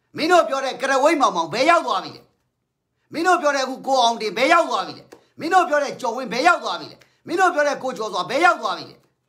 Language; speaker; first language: Burmese; native; Burmese